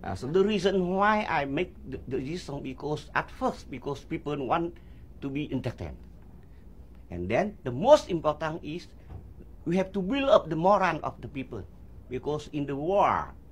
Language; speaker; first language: English; non-native, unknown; Vietnamese